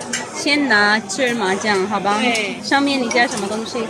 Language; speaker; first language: Chinese; non-native, learner; Urdu